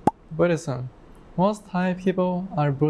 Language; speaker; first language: English; non-native, learner; Thai